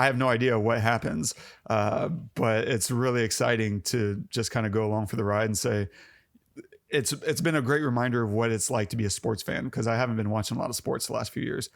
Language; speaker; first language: English; native; English